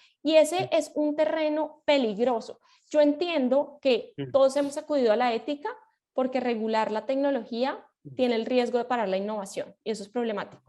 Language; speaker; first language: Spanish; native; Spanish